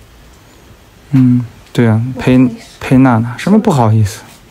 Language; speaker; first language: Chinese; native; Chinese